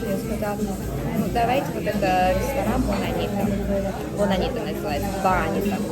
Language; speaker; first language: Russian; non-native, fluent; Korean